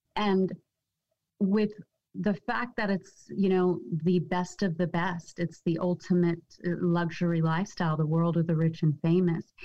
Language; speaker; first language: English; native; English